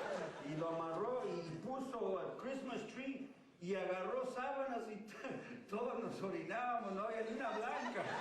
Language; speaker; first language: Spanish; early bilingual, heritage; Spanish